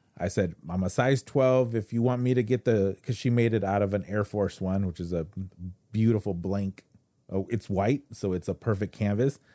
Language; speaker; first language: English; native; English